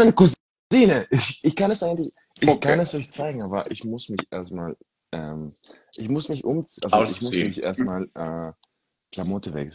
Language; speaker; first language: German; non-native, fluent; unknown